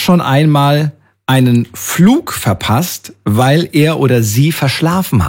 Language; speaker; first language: German; native; German